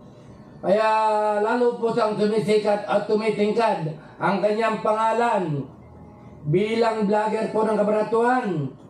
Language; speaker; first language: Filipino; native; Filipino